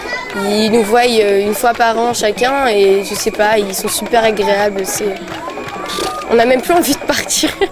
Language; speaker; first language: French; native; French